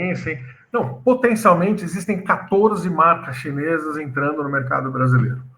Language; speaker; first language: Portuguese; native; Portuguese